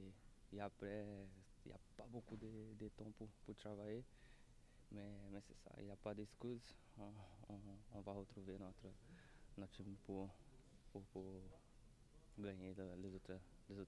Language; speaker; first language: French; non-native, learner; Portuguese